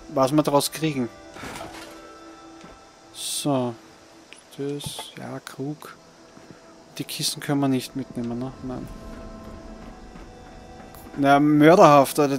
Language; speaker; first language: German; native; German